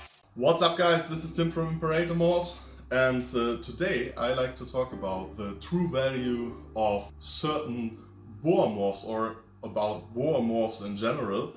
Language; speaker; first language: English; non-native, fluent; German